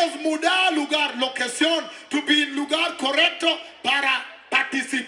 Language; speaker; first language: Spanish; non-native, learner; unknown